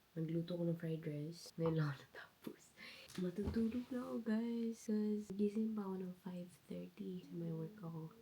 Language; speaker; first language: Filipino; non-native, local second language; Cebuano